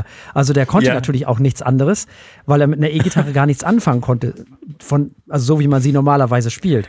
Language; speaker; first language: German; native; German